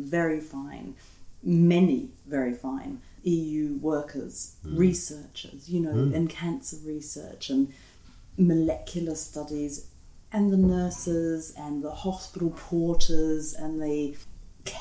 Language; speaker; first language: English; native; English